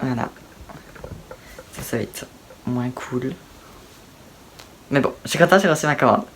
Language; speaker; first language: French; native; French